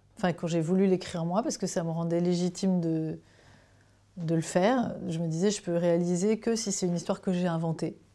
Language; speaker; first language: French; native; French